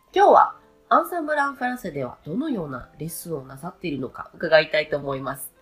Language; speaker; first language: Japanese; native; Japanese